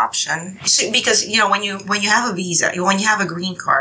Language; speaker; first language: English; non-native, local second language; Filipino